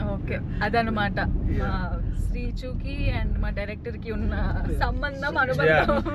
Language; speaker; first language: Telugu; native; Telugu